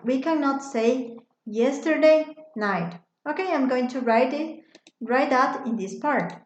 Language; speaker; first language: English; non-native, fluent; Spanish